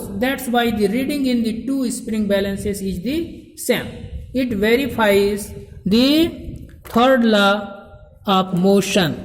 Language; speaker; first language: English; non-native, local second language; Hindi